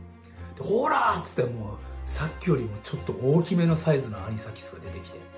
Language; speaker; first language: Japanese; native; Japanese